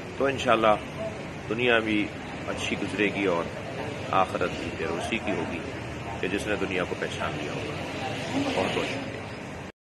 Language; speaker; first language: Urdu; native; Urdu